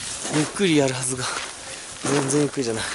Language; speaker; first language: Japanese; native; Japanese